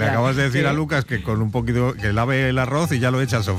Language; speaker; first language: Spanish; native; Spanish